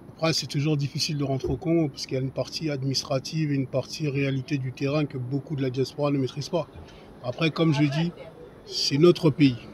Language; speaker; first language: French; non-native, local second language; Lingala